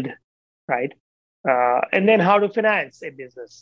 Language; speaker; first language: English; non-native, local second language; Gujarati